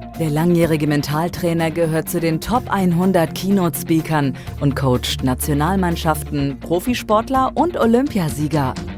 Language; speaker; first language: German; native; German